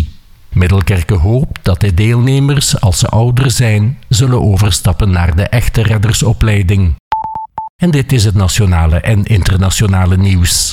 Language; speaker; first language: Dutch; native; Dutch